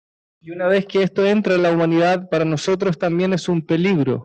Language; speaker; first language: Spanish; native; Spanish